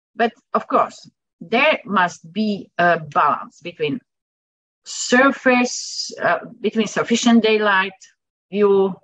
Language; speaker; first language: English; non-native, fluent; Dutch